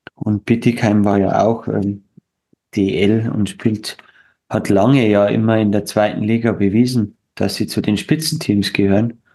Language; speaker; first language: German; native; German